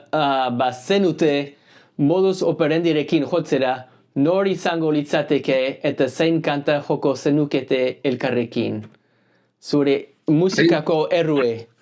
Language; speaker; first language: Basque; non-native, learner; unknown